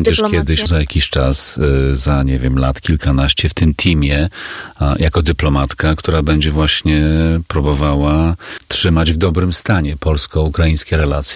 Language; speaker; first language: Polish; native; Polish